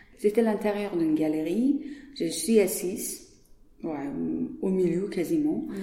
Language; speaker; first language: French; non-native, learner; Persian